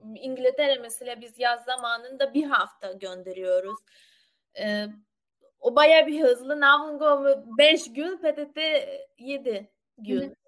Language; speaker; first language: Turkish; non-native, learner; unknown